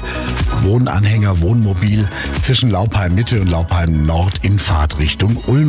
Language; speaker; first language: German; native; German